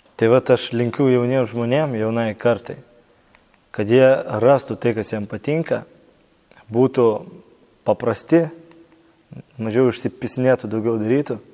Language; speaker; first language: Lithuanian; native; Lithuanian